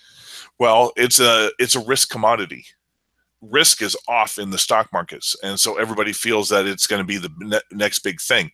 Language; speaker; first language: English; native; English